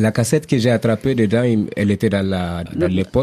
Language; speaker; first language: French; non-native, local second language; Tamasheq